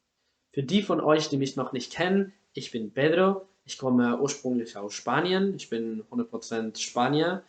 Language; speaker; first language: German; non-native, fluent; Spanish